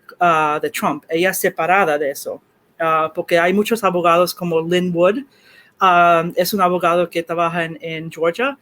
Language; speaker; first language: Spanish; early bilingual, heritage; Spanish